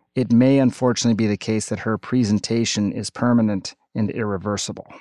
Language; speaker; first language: English; native; English